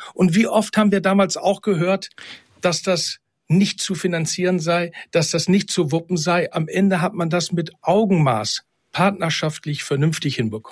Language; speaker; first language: German; native; German